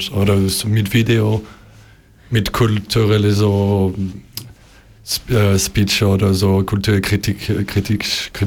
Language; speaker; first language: German; non-native, learner; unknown